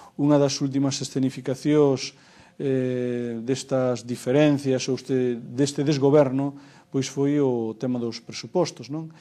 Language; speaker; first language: Galician; native; Galician